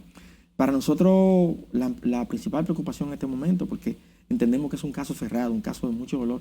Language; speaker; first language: Spanish; native; Spanish